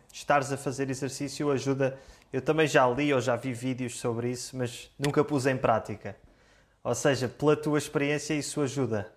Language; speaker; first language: Portuguese; native; Portuguese